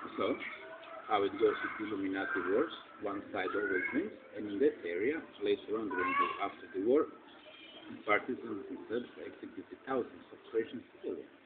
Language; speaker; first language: English; non-native, fluent; Croatian